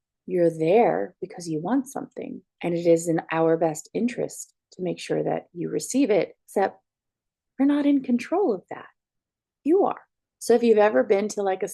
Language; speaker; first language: English; native; English